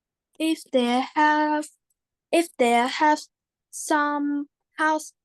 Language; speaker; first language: English; non-native, learner; Khmer